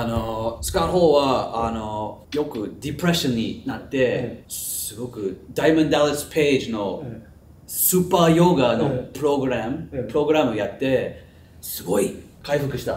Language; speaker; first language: Japanese; non-native, learner; English